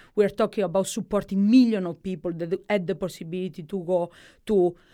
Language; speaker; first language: English; non-native, fluent; Italian